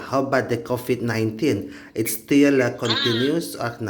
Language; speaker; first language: English; non-native, learner; Indonesian